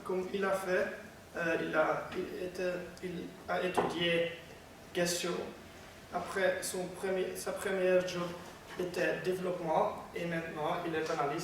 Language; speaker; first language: French; non-native, learner; Dutch